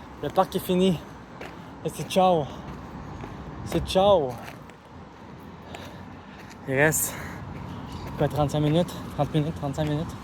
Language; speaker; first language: French; native; French